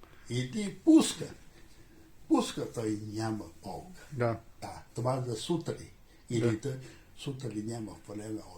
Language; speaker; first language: Bulgarian; non-native, learner; Chinese